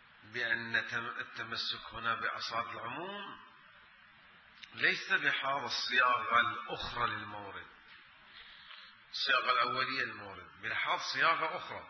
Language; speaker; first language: Arabic; native; Arabic